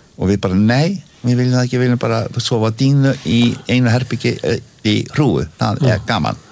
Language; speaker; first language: Icelandic; early bilingual, heritage; Icelandic